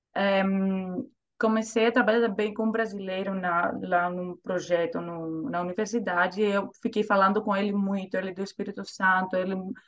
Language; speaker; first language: Portuguese; non-native, fluent; Greek